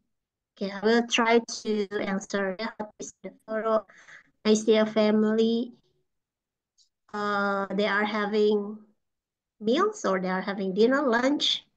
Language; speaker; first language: English; non-native, fluent; Indonesian